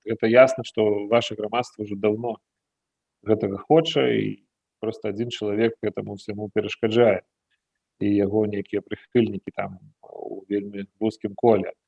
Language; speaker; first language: Belarusian; non-native, fluent; Lithuanian